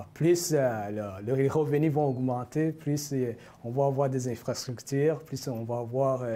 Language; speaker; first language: French; non-native, local second language; Rundi